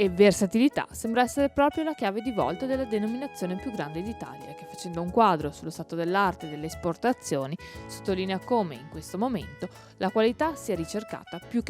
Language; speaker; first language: Italian; native; Italian